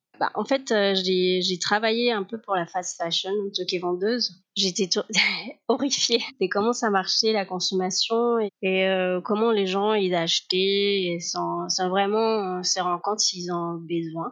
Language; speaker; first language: French; non-native, fluent; Spanish